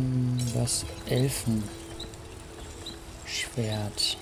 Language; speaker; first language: German; native; German